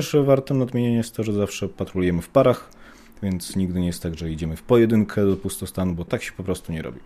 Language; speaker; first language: Polish; native; Polish